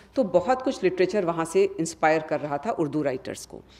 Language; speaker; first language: Hindi; native; Hindi